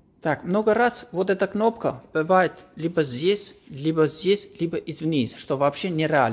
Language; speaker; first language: Russian; non-native, learner; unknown